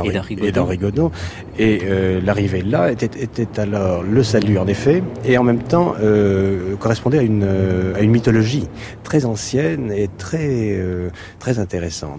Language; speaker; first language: French; native; French